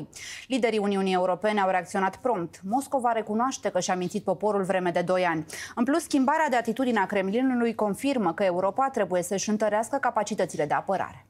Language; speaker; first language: Romanian; native; Romanian